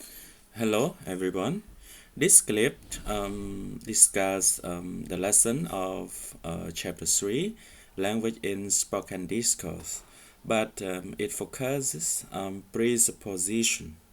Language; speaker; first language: English; non-native, fluent; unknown